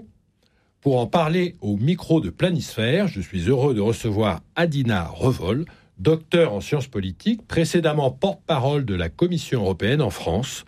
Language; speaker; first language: French; native; French